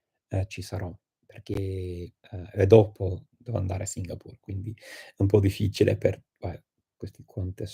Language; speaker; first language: Italian; non-native, fluent; English